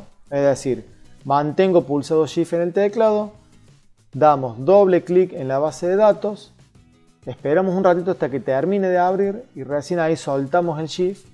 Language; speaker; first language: Spanish; native; Spanish